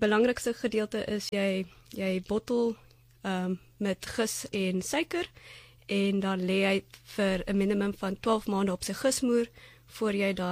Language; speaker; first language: Afrikaans; non-native, fluent; German